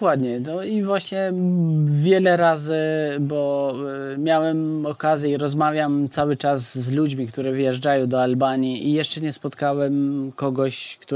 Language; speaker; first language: Polish; non-native, fluent; Albanian